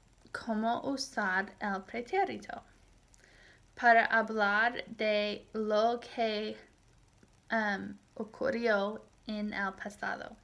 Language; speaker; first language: Spanish; non-native, fluent; English